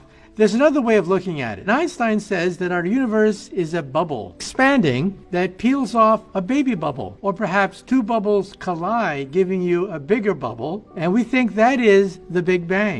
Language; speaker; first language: English; native; English